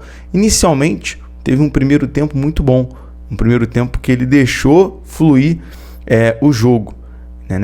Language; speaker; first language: Portuguese; native; Portuguese